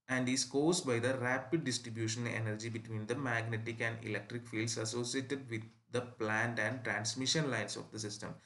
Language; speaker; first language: English; non-native, local second language; Malayalam